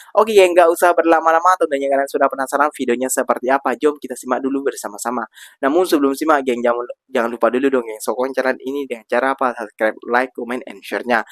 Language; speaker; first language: Indonesian; native; Indonesian